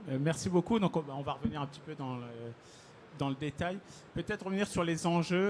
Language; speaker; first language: French; native; French